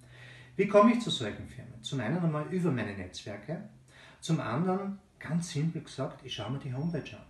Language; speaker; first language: German; native; German